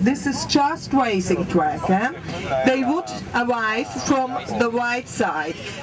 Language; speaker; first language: English; non-native, fluent; Italian